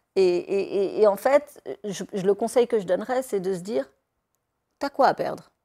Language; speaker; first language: French; native; French